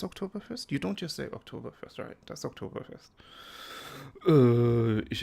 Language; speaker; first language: German; non-native, fluent; English